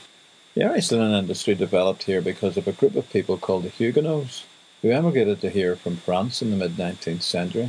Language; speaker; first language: English; native; English